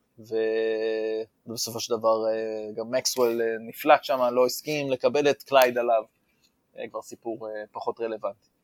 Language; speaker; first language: Hebrew; native; Hebrew